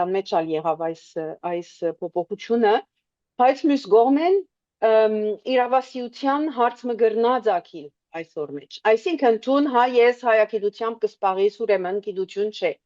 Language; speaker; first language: Armenian; early bilingual, heritage; Armenian